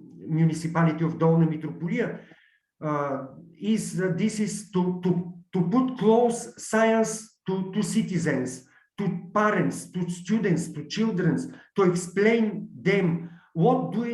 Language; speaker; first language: English; non-native, learner; Bulgarian